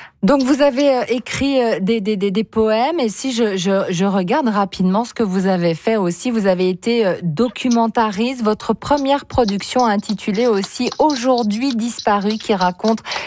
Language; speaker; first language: French; native; French